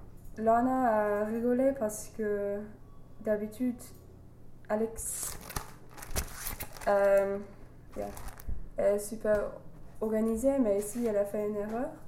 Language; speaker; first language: French; non-native, fluent; English